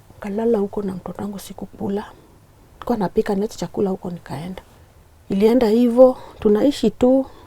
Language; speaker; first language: Swahili; non-native, local second language; Luo (Kenya and Tanzania)